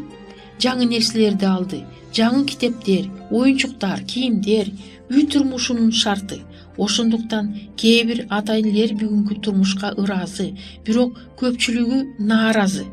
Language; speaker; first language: Kyrgyz; native; Kyrgyz